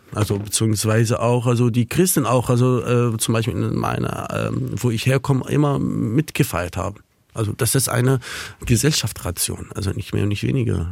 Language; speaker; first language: German; non-native, fluent; Kurdish